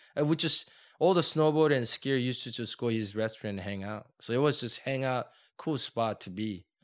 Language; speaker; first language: English; non-native, fluent; Korean